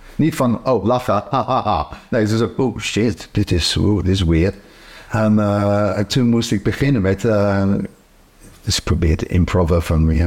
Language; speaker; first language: Dutch; non-native, fluent; English